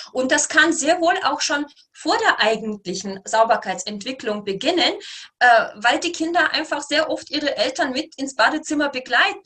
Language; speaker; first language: German; native; German